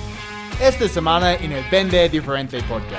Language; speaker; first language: Spanish; non-native, fluent; English